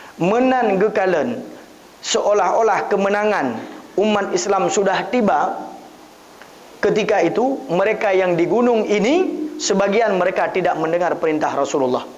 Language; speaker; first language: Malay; non-native, local second language; Achinese